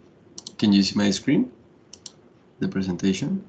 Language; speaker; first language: English; non-native, fluent; Spanish